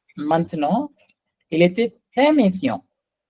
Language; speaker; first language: French; non-native, fluent; Hindi